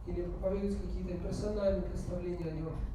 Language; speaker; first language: Russian; native; Russian